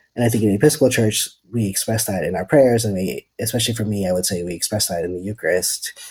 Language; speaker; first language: English; non-native, fluent; Dutch